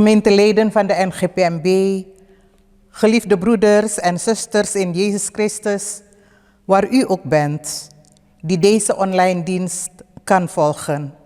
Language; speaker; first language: Dutch; early bilingual, other home language; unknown